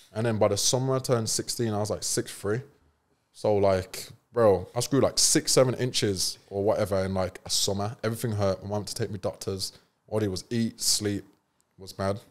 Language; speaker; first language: English; native; English